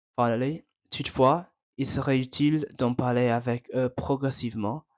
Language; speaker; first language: French; non-native, fluent; English